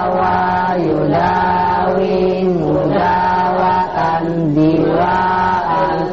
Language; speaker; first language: Arabic; non-native, learner; Indonesian